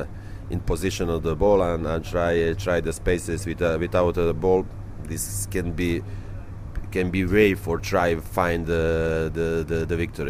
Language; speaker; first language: English; non-native, learner; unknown